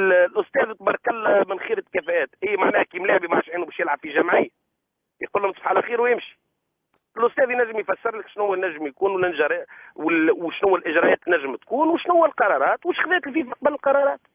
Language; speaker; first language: Arabic; native; Arabic